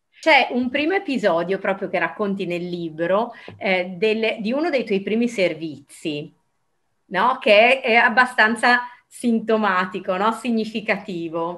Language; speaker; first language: Italian; native; Italian